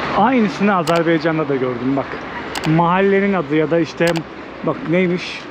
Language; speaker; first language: Turkish; native; Turkish